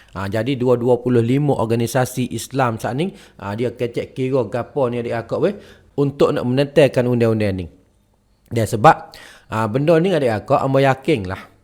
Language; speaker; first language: Malay; native; Malay